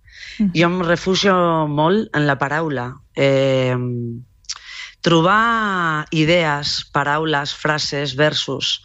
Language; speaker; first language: Catalan; non-native, local second language; Spanish